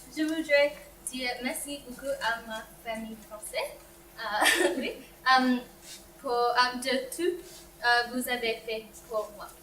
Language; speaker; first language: French; non-native, learner; English